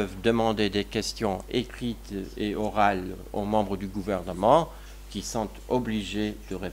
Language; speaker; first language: French; non-native, local second language; Luxembourgish